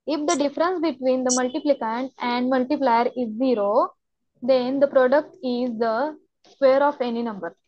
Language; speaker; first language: English; non-native, local second language; Marathi